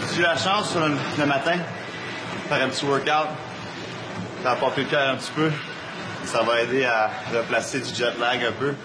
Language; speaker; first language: French; native; French